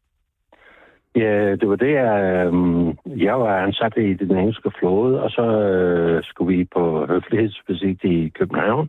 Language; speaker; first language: Danish; non-native, fluent; English